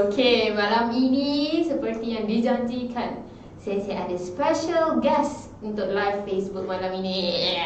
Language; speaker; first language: Malay; native; Malay